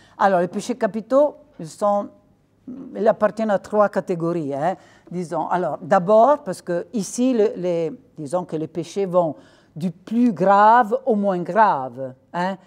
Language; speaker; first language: French; non-native, fluent; Italian